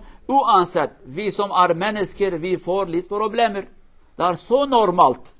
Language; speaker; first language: Norwegian; non-native, fluent; Kurdish